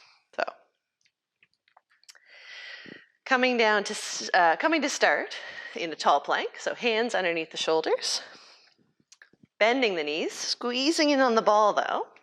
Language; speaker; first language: English; native; English